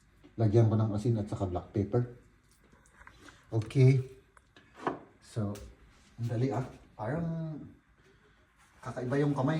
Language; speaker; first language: Filipino; native; Filipino